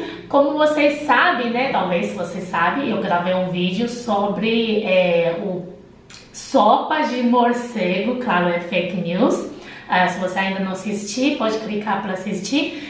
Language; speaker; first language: Portuguese; non-native, fluent; Chinese